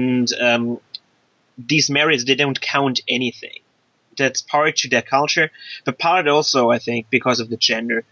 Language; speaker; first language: English; non-native, fluent; German